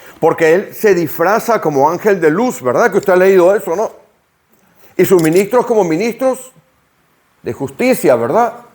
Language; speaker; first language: Spanish; native; Spanish